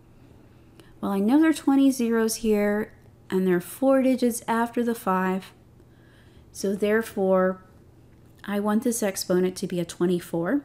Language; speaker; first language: English; native; English